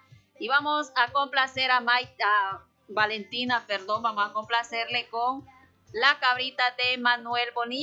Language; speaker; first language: Spanish; native; Spanish